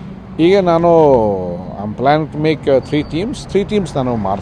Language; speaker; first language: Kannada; non-native, learner; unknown